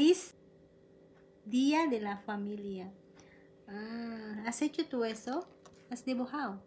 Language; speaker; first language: Spanish; non-native, learner; Filipino